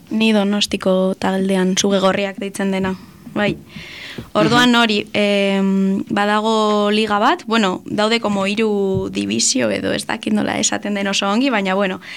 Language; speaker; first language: Basque; non-native, local second language; Spanish